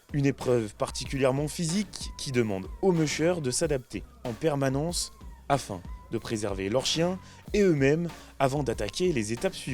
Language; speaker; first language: French; native; French